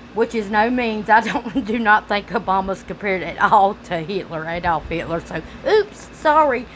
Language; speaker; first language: English; native; English